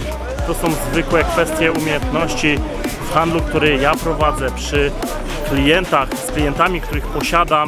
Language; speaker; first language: Polish; native; Polish